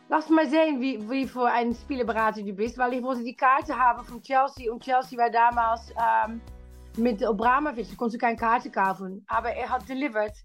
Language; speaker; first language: German; non-native, learner; Dutch